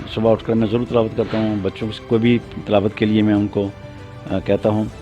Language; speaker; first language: Urdu; non-native, local second language; Pahari-Potwari